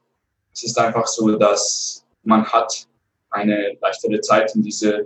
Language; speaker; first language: German; non-native, fluent; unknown